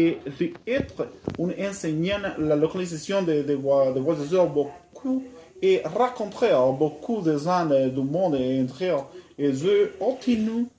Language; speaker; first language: French; non-native, learner; Spanish